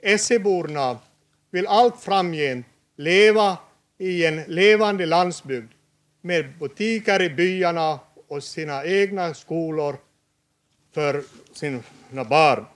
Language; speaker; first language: Swedish; native; Swedish